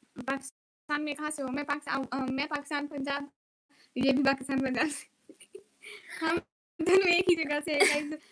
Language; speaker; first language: Urdu; non-native, local second language; Punjabi